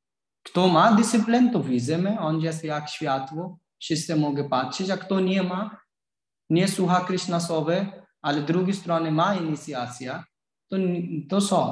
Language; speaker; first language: Polish; non-native, learner; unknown